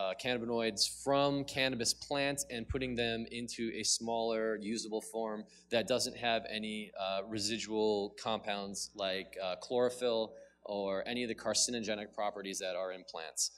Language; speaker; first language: English; native; English